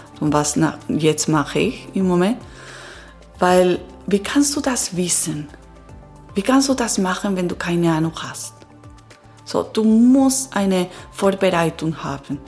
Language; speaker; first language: German; non-native, learner; Italian